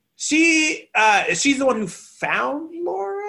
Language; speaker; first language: English; native; English